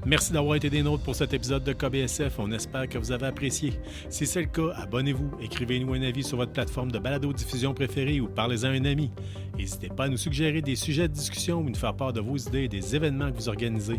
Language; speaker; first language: French; native; French